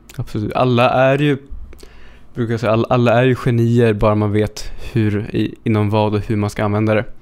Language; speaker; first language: Swedish; native; Swedish